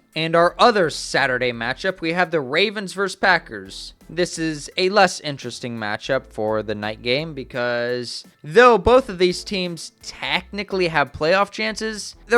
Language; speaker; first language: English; native; English